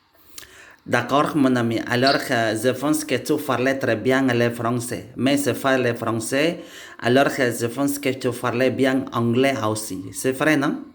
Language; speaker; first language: French; non-native, learner; Indonesian